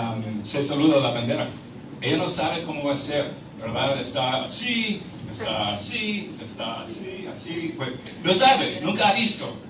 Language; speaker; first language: Spanish; non-native, fluent; English